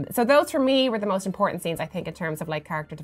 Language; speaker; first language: English; native; English